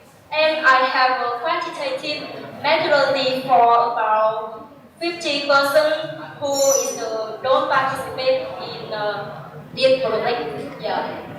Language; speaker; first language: English; non-native, learner; Vietnamese